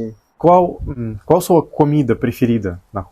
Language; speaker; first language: Portuguese; non-native, fluent; Russian